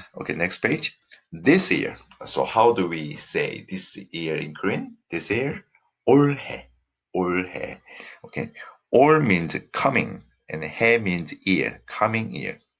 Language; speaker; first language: English; non-native, fluent; Korean